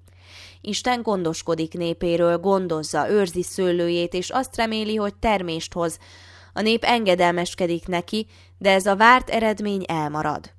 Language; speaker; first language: Hungarian; native; Hungarian